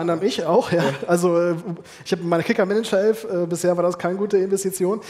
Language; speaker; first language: German; native; German